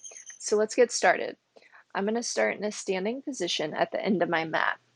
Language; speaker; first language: English; native; English